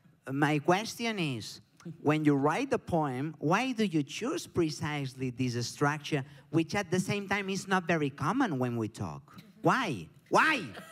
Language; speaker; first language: English; non-native, fluent; Catalan